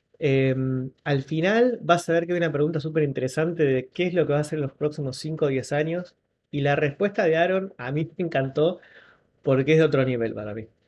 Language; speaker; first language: Spanish; native; Spanish